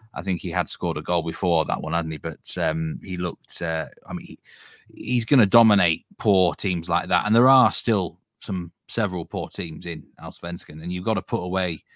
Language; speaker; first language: English; native; English